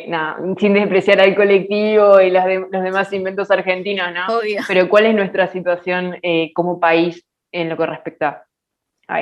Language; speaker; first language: Spanish; native; Spanish